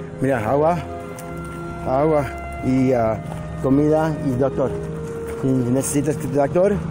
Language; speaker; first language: Spanish; non-native, learner; English